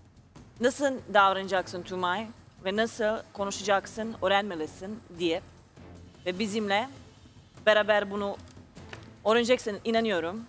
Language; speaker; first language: Turkish; non-native, fluent; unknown